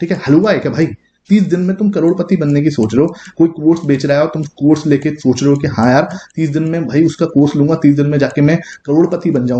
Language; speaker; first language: Hindi; native; Hindi